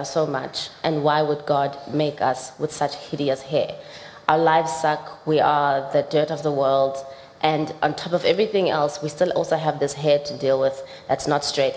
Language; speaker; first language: English; non-native, local second language; Xhosa